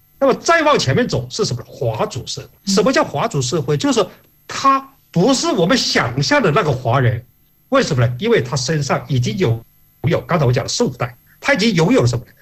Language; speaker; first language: Chinese; non-native, local second language; Hakka Chinese